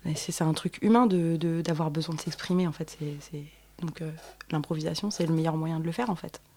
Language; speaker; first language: French; native; French